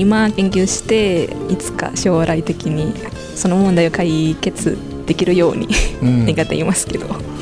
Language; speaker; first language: Japanese; non-native, fluent; Indonesian